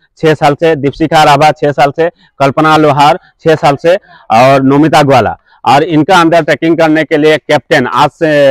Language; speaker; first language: Hindi; native; Hindi